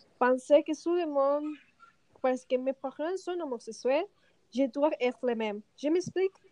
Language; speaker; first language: French; non-native, learner; Spanish